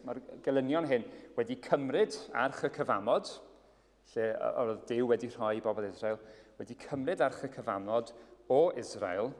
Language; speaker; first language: Welsh; native; Welsh